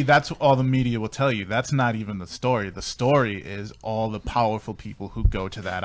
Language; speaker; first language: English; native; English